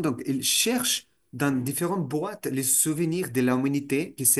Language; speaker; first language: French; non-native, fluent; Russian